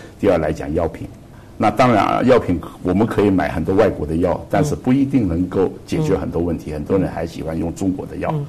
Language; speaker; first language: Chinese; non-native, local second language; Cantonese